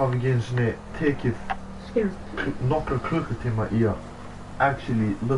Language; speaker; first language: Icelandic; early bilingual, heritage; Icelandic